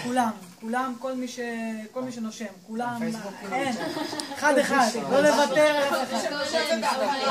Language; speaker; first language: Hebrew; native; Hebrew